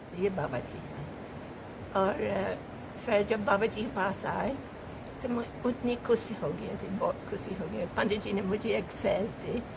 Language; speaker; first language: Hindi; non-native, fluent; English